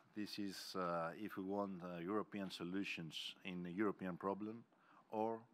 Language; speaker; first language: English; non-native, fluent; Greek